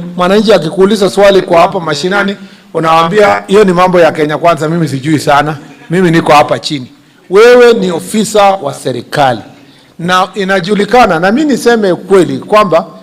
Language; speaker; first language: Swahili; non-native, local second language; Kalenjin